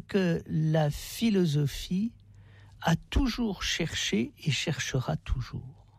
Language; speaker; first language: French; native; French